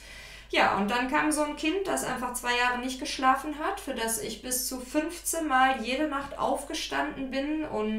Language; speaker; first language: German; native; German